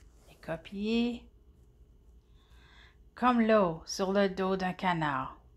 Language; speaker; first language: French; native; French